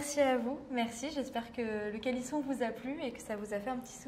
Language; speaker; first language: French; native; French